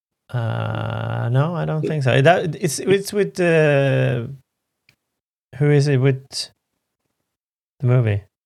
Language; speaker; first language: English; non-native, fluent; Swedish